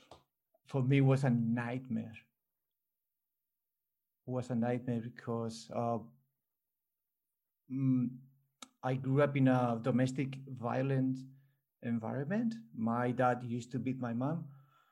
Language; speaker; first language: English; non-native, fluent; Spanish